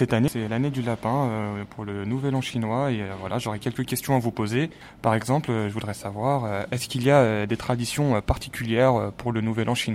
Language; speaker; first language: French; native; French